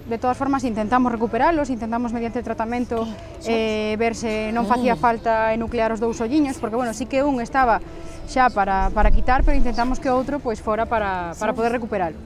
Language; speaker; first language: Galician; non-native, local second language; Spanish